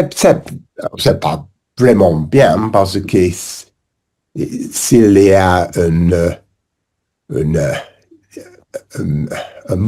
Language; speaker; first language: French; non-native, learner; English